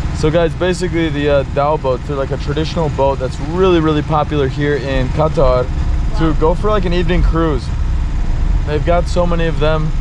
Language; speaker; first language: English; native; English